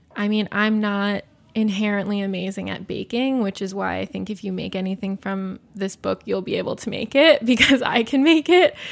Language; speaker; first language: English; native; English